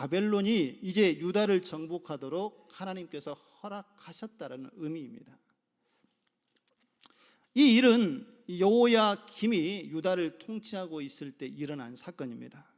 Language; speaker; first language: Korean; native; Korean